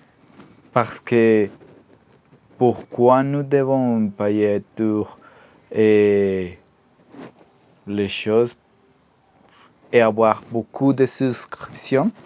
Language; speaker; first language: French; non-native, learner; Spanish